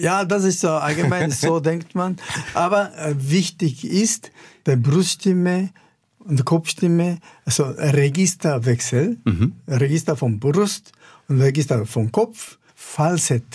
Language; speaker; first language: German; non-native, fluent; Japanese